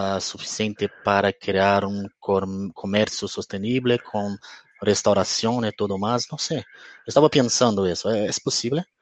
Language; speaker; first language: Spanish; non-native, fluent; Portuguese